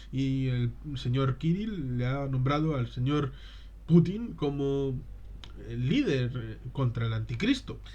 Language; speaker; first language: Spanish; native; Spanish